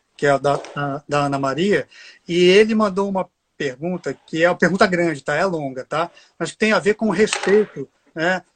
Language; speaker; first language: Portuguese; native; Portuguese